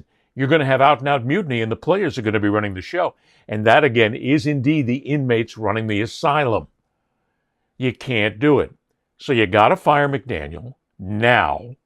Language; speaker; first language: English; native; English